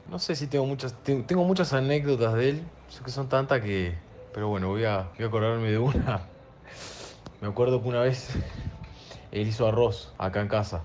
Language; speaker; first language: Spanish; non-native, fluent; Portuguese